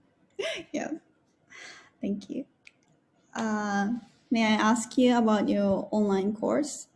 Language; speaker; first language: English; non-native, learner; Japanese